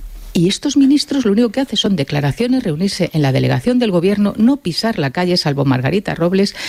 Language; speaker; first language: Spanish; native; Spanish